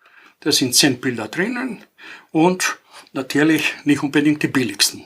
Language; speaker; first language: German; non-native, fluent; Greek